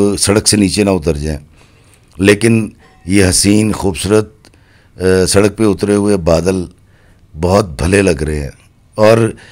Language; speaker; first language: Urdu; non-native, local second language; Punjabi